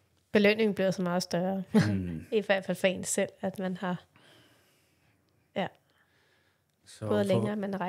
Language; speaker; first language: Danish; native; Danish